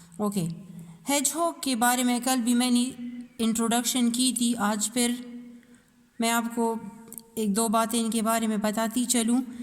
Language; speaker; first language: Urdu; non-native, local second language; Pashto